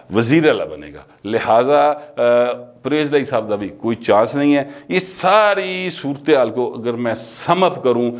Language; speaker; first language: Urdu; non-native, local second language; Punjabi